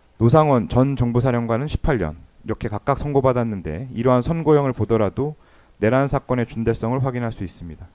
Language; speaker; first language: Korean; native; Korean